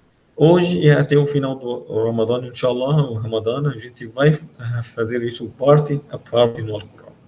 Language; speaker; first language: Portuguese; non-native, learner; Arabic